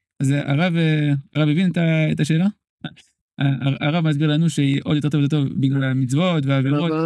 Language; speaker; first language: Hebrew; non-native, fluent; French